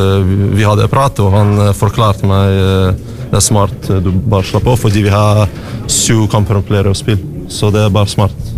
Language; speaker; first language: Norwegian; non-native, learner; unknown